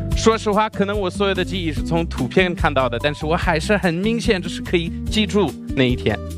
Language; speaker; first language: Chinese; non-native, fluent; French